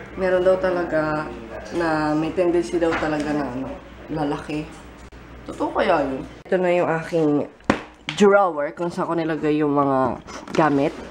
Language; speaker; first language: Filipino; early bilingual, heritage; Filipino